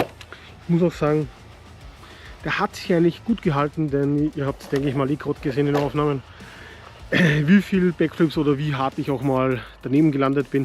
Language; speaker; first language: German; native; German